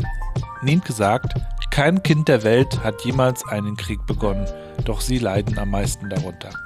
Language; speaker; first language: German; native; German